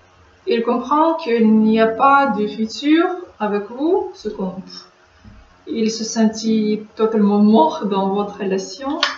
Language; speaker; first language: French; non-native, learner; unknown